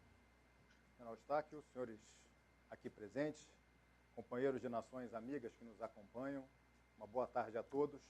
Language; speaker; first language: Portuguese; native; Portuguese